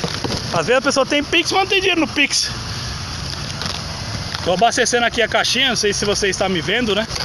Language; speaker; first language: Portuguese; native; Portuguese